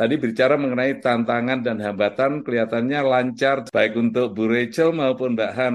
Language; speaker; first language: Indonesian; native; Indonesian